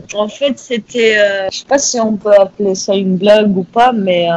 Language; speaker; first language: French; non-native, local second language; Arabic